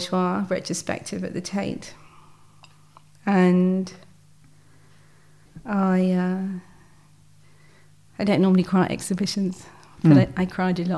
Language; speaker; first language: English; native; English